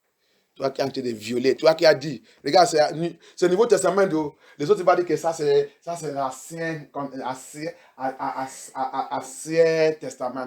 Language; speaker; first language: French; non-native, learner; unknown